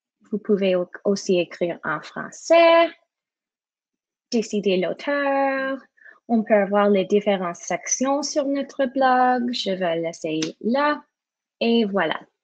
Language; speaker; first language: French; non-native, learner; English